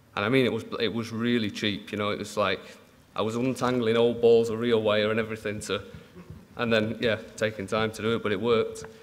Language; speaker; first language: English; native; English